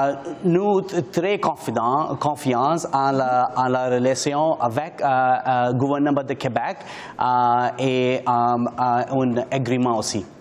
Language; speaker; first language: French; non-native, learner; English